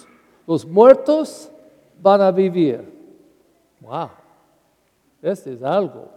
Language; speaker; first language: Spanish; non-native, learner; English